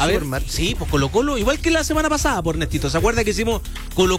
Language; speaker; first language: Spanish; native; Spanish